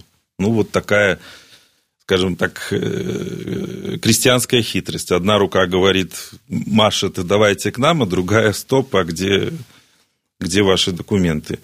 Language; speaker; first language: Russian; native; Russian